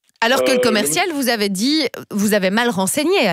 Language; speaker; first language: French; native; French